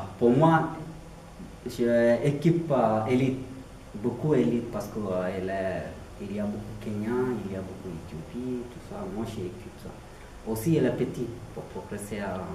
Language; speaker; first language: French; non-native, learner; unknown